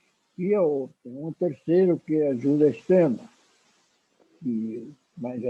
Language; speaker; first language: Portuguese; non-native, fluent; Spanish